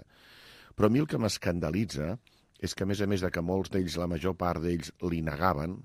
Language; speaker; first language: Catalan; native; Catalan